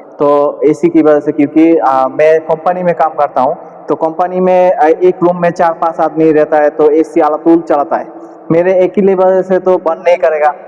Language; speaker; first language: Hindi; non-native, learner; Bangla